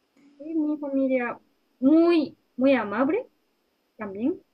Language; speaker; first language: Spanish; non-native, learner; Japanese